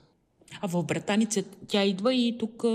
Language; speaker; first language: Bulgarian; native; Bulgarian